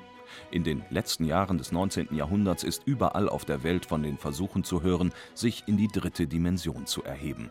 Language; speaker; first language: German; native; German